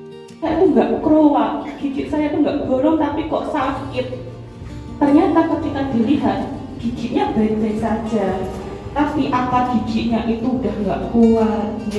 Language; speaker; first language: Indonesian; non-native, local second language; Javanese